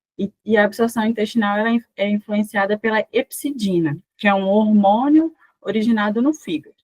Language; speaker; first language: Portuguese; native; Portuguese